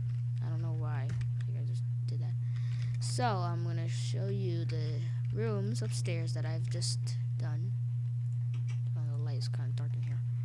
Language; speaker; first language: English; native; English